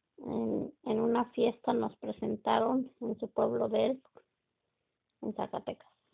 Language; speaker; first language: Spanish; native; Spanish